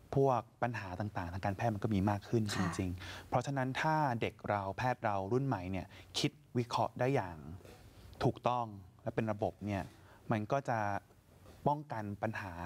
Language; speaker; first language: Thai; native; Thai